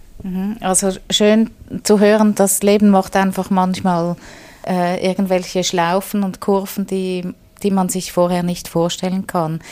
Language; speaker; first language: German; native; German